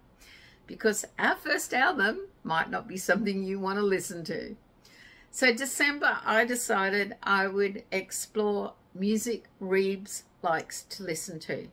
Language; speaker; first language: English; native; English